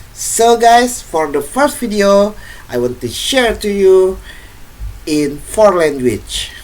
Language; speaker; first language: English; non-native, fluent; Indonesian